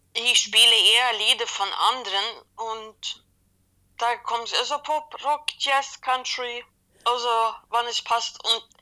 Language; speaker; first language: German; non-native, fluent; Swedish